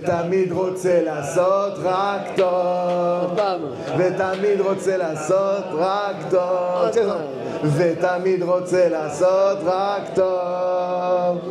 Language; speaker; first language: Hebrew; non-native, fluent; French